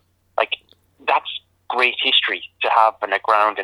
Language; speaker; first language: English; native; English